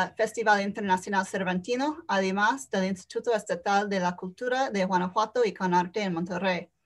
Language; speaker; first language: Spanish; non-native, fluent; English